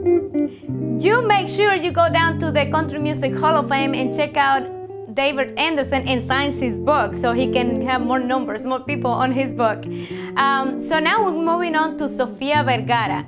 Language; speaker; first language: English; non-native, fluent; Spanish